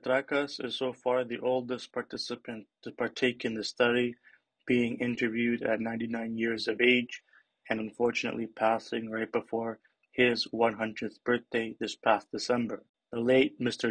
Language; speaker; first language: English; early bilingual, other home language; Greek